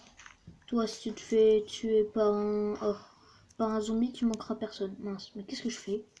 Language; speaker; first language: French; native; French